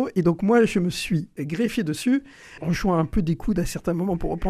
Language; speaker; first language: French; native; French